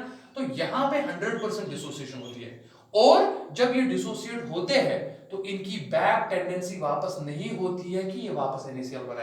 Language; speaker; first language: Hindi; non-native, local second language; Kashmiri